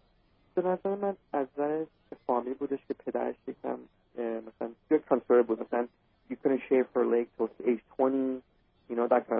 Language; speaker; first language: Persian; early bilingual, heritage; Persian